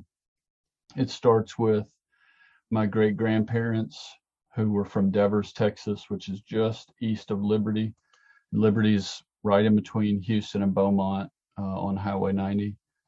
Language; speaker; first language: English; native; English